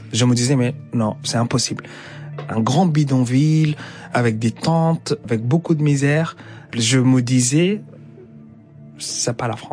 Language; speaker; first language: French; non-native, fluent; Arabic